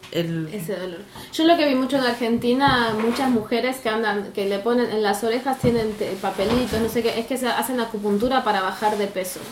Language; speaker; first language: Spanish; native; Spanish